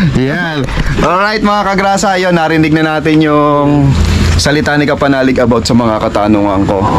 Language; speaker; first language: Filipino; native; Filipino